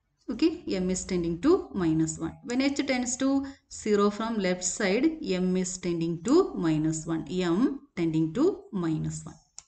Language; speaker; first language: English; non-native, local second language; Malayalam